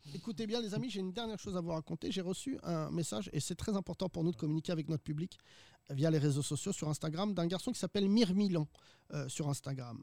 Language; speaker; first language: French; early bilingual, other home language; Arabic